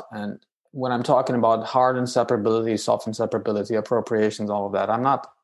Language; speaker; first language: English; non-native, fluent; Romanian